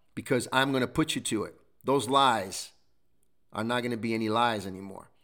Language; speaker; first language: English; non-native, fluent; Italian